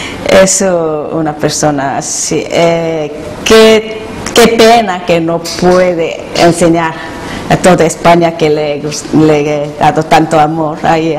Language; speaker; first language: Spanish; non-native, learner; Korean